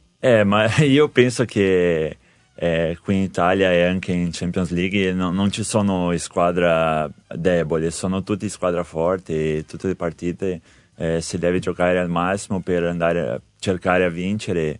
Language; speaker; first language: Italian; non-native, learner; Portuguese